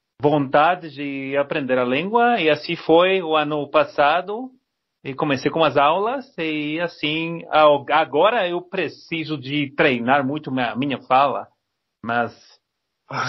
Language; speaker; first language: Portuguese; non-native, learner; Spanish